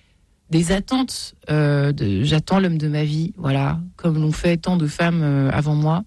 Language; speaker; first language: French; native; French